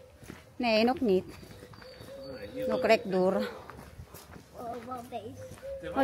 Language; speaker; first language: Dutch; non-native, learner; Filipino